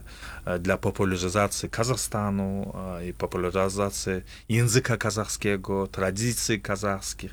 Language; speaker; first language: Polish; non-native, fluent; Kazakh